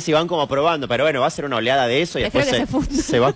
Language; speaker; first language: Spanish; native; Spanish